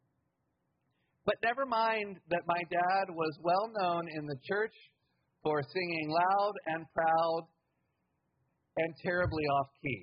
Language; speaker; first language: English; native; English